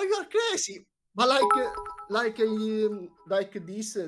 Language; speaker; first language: English; non-native, learner; Italian